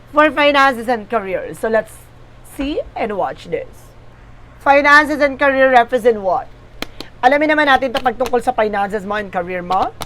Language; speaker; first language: English; non-native, local second language; Filipino